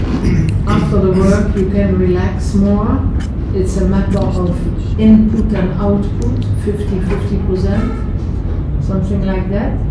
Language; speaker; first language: English; non-native, fluent; Dutch